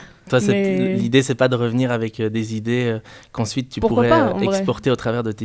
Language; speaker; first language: French; native; French